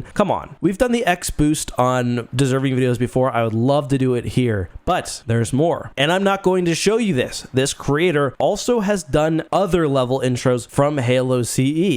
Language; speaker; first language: English; native; English